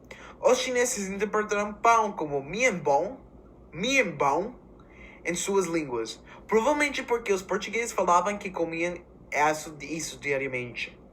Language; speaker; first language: Portuguese; non-native, learner; English